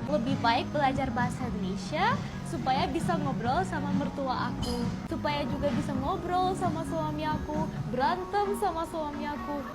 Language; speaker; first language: Indonesian; non-native, fluent; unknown